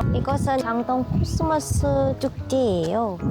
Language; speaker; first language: Korean; non-native, learner; Vietnamese